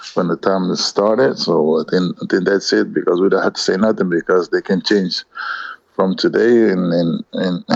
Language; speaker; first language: English; non-native, learner; Kabuverdianu